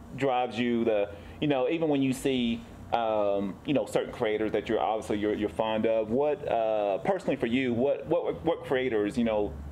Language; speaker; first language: English; native; English